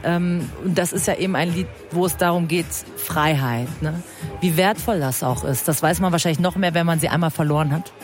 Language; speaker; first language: German; early bilingual, other home language; Persian